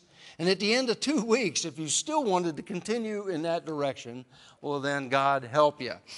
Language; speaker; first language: English; native; English